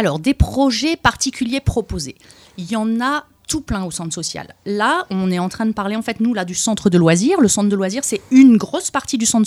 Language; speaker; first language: French; native; French